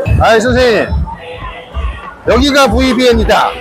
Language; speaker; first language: Korean; native; Korean